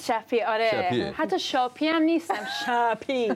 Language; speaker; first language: Persian; early bilingual, other home language; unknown